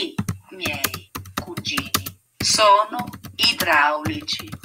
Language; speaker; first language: Italian; non-native, learner; English